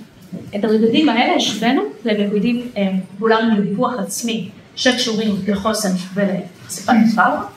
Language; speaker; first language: Hebrew; native; Hebrew